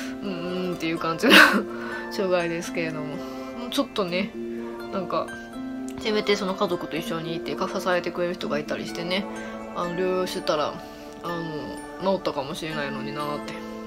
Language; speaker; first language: Japanese; native; Japanese